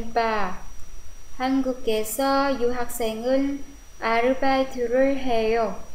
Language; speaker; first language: Korean; non-native, fluent; Vietnamese